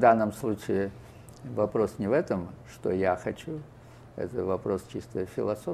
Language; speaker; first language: Russian; native; Russian